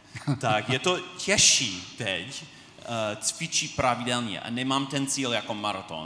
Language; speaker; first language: Czech; non-native, fluent; English